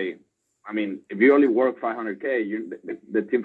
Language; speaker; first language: English; non-native, fluent; Spanish